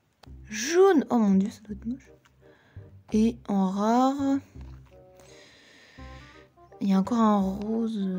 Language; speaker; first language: French; native; French